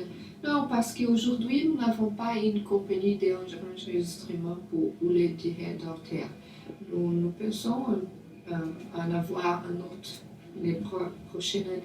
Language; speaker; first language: French; non-native, learner; Portuguese